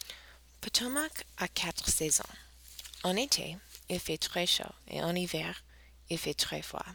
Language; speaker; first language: French; non-native, learner; English